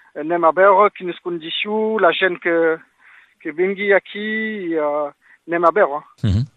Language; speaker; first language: Catalan; non-native, local second language; French